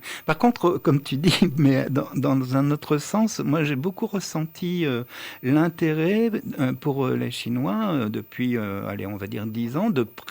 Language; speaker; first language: French; native; French